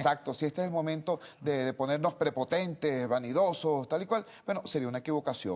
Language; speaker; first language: Spanish; native; Spanish